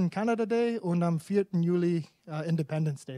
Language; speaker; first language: German; non-native, fluent; English